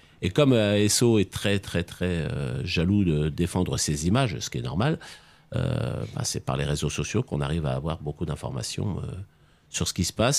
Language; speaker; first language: French; native; French